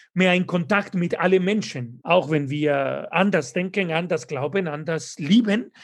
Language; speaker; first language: German; non-native, fluent; Spanish